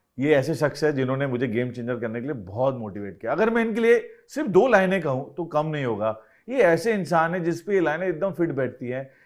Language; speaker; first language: Hindi; native; Hindi